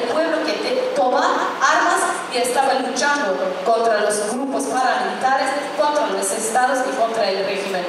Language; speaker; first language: Spanish; non-native, fluent; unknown